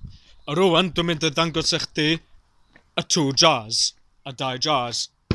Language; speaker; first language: Welsh; non-native, learner; English